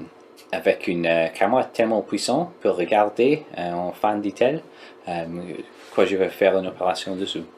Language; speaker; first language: French; non-native, learner; English